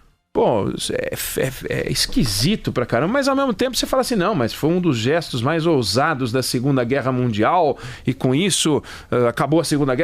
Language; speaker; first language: Portuguese; native; Portuguese